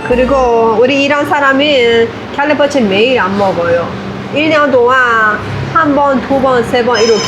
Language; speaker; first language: Korean; non-native, learner; Persian